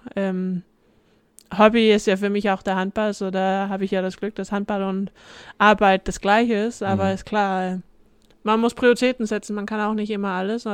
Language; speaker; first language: German; early bilingual, heritage; Danish